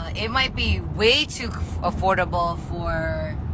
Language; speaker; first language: English; early bilingual, other home language; Korean